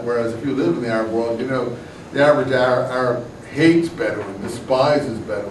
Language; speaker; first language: English; native; English